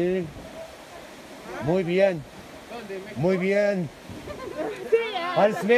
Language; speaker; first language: Spanish; non-native, learner; Turkish